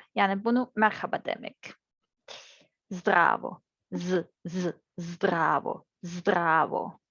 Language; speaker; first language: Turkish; non-native, learner; Serbian